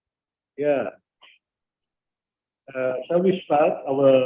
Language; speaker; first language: English; non-native, fluent; Indonesian